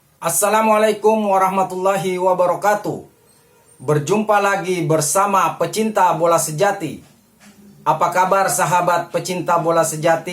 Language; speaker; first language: Indonesian; native; Indonesian